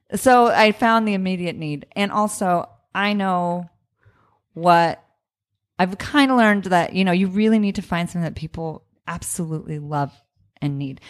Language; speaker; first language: English; native; English